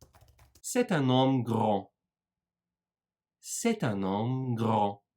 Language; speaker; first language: French; non-native, fluent; Turkish